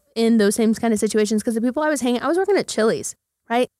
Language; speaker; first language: English; native; English